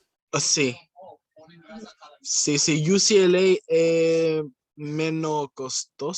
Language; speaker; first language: Italian; non-native, learner; English